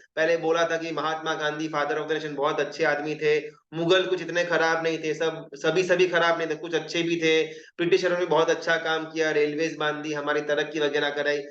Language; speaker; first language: Hindi; non-native, local second language; Gujarati